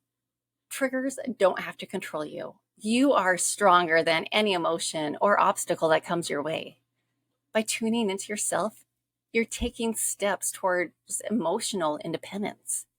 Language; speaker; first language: English; native; English